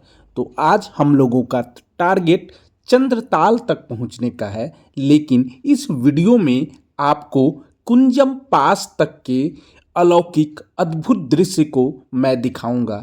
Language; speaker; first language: Hindi; native; Hindi